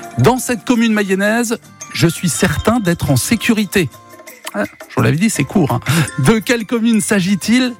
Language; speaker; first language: French; native; French